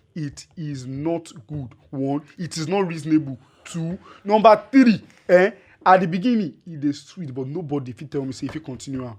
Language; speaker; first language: Nigerian Pidgin; non-native, local second language; Yoruba